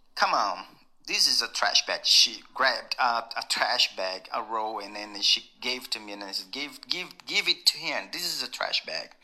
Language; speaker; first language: English; non-native, fluent; Portuguese